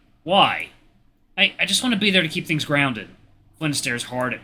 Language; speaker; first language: English; native; English